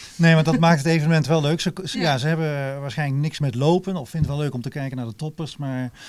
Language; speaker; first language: Dutch; native; Dutch